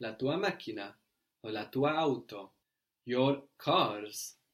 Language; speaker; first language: Italian; non-native, fluent; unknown